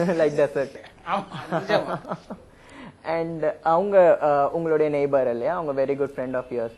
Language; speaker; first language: Tamil; native; Tamil